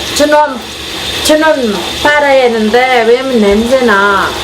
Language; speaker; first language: Korean; non-native, learner; Filipino